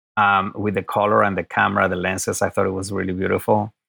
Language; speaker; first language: English; non-native, fluent; Spanish